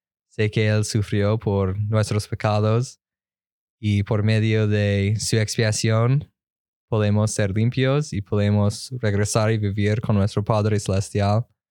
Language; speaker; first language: Spanish; non-native, fluent; English